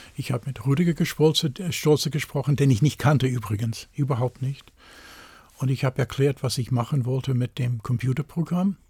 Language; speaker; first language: German; non-native, fluent; English